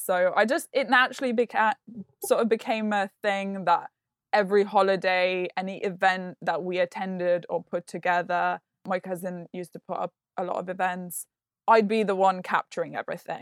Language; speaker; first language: English; non-native, fluent; Lithuanian